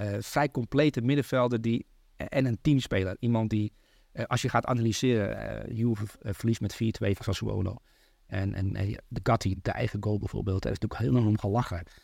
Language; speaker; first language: Dutch; early bilingual, other home language; Turkish